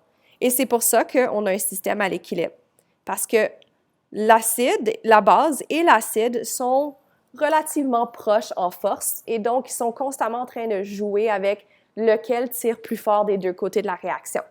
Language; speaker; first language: French; native; French